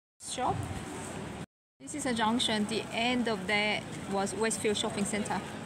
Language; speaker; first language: English; non-native, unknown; Korean